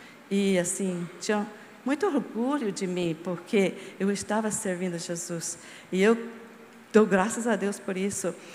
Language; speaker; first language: Portuguese; non-native, fluent; English